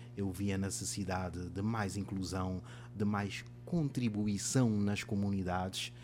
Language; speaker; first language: Portuguese; non-native, local second language; Kabuverdianu